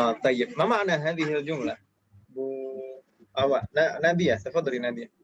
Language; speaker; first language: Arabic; non-native, fluent; Indonesian